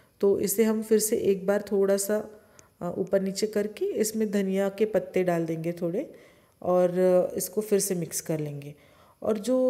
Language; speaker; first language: Hindi; non-native, local second language; Marathi